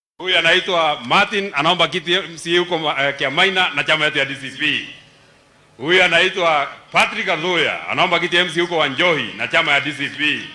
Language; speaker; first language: Swahili; non-native, local second language; Kikuyu